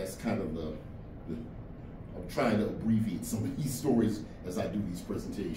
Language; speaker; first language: English; native; English